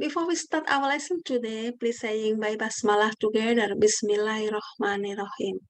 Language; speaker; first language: English; non-native, learner; Indonesian